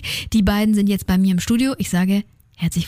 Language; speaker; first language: German; native; German